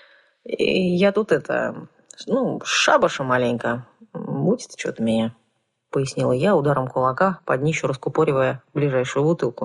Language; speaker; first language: Russian; native; Russian